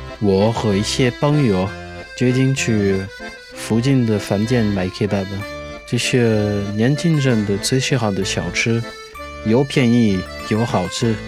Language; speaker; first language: Chinese; non-native, learner; French